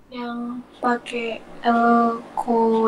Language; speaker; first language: Korean; non-native, learner; Indonesian